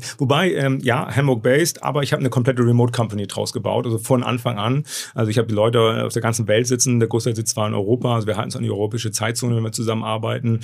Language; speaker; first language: German; native; German